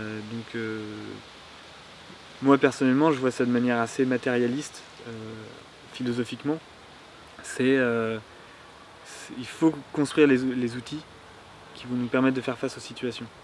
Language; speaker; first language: French; native; French